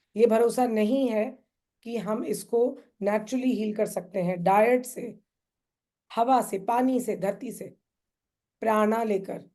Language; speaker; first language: Hindi; native; Hindi